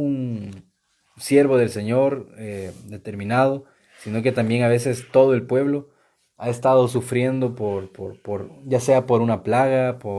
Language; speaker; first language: Spanish; native; Spanish